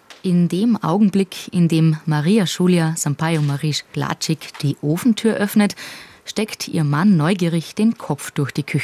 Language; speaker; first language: German; native; German